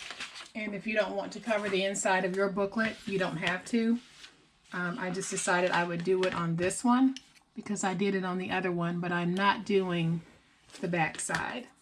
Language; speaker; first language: English; native; English